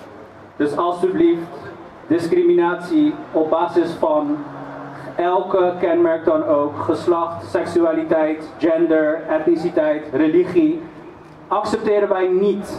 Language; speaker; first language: Dutch; early bilingual, other home language; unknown